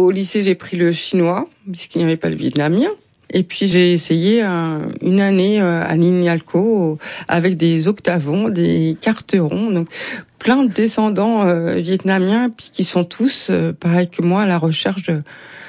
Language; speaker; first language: French; native; French